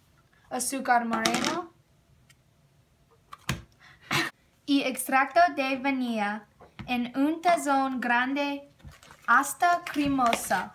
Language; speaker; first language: Spanish; non-native, learner; English